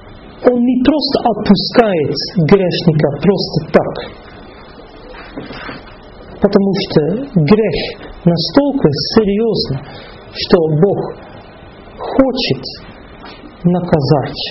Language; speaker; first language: Russian; non-native, fluent; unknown